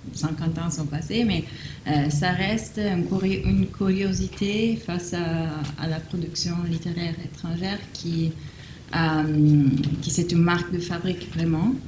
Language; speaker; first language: French; non-native, fluent; Italian